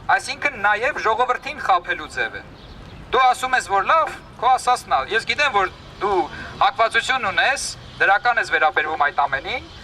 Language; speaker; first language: Armenian; native; Armenian